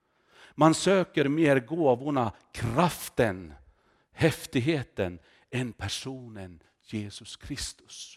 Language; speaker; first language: Swedish; non-native, fluent; Finnish